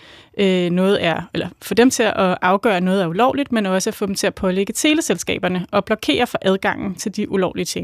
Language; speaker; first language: Danish; native; Danish